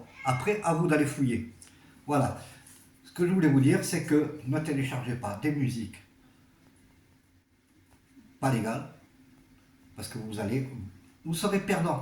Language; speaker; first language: French; native; French